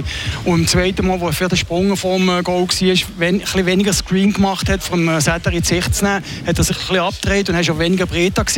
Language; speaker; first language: German; native; German